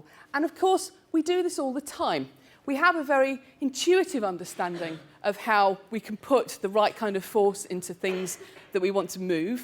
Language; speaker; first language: English; native; English